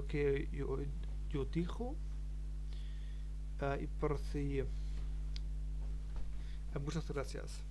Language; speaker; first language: Spanish; non-native, learner; German